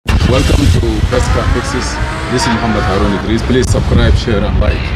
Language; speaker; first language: English; non-native, learner; Arabic